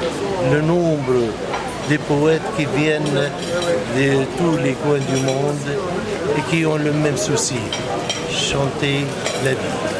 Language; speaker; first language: French; non-native, local second language; Arabic